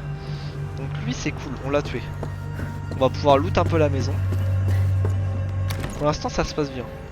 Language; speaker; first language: French; native; French